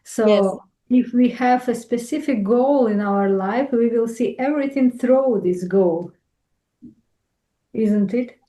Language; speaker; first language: English; non-native, fluent; Russian